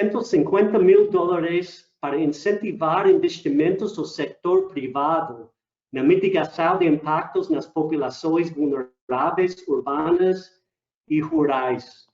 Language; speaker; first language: Portuguese; non-native, fluent; English